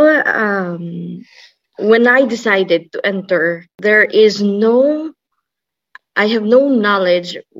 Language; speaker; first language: English; non-native, local second language; Cebuano